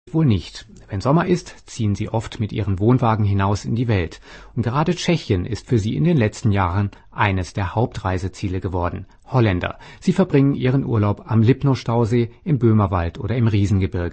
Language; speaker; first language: German; native; German